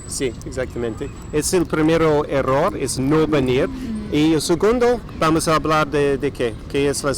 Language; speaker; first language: Spanish; non-native, fluent; English